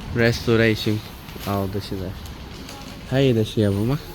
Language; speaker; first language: Turkish; non-native, learner; Chinese